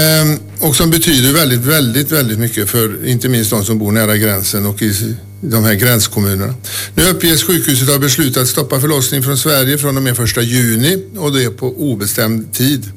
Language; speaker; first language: Swedish; native; Swedish